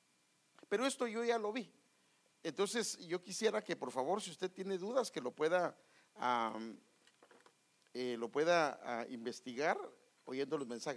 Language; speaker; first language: Spanish; native; Spanish